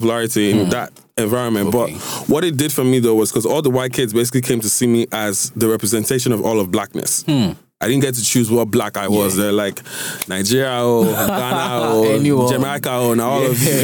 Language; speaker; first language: English; non-native, local second language; Igbo